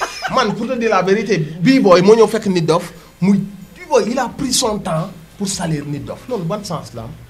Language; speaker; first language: French; non-native, local second language; Wolof